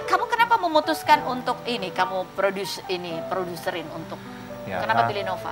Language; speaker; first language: Indonesian; native; Indonesian